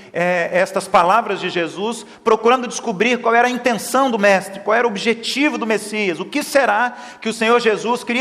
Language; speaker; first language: Portuguese; native; Portuguese